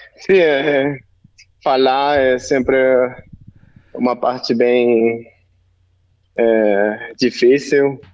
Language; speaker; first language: Portuguese; non-native, learner; Spanish